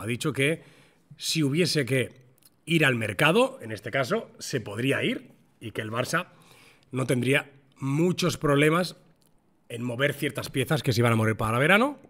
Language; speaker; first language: Spanish; native; Spanish